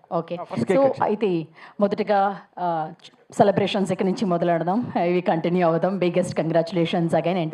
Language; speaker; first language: Telugu; native; Telugu